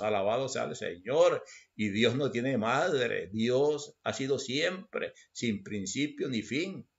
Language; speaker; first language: Spanish; native; Spanish